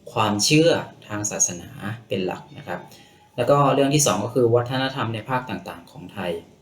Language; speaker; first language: Thai; native; Thai